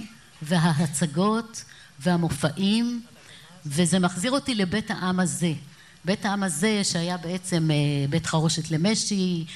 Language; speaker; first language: Hebrew; native; Hebrew